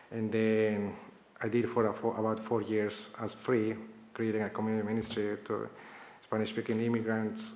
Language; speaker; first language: English; non-native, fluent; Spanish